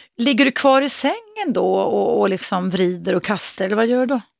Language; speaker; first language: Swedish; native; Swedish